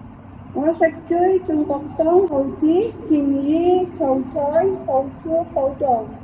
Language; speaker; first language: Cantonese; non-native, learner; Indonesian